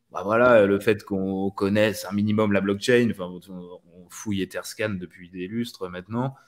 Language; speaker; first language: French; native; French